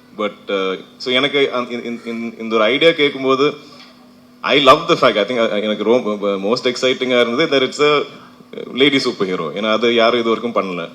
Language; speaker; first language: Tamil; non-native, fluent; Malayalam